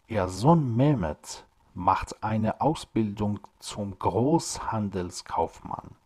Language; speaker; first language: German; non-native, fluent; Persian